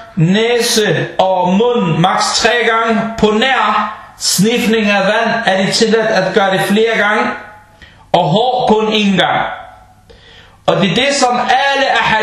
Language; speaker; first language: Danish; early bilingual, other home language; Arabic